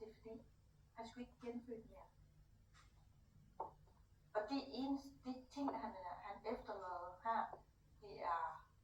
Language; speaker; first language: Danish; non-native, fluent; Thai